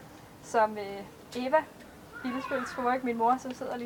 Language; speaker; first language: Danish; native; Danish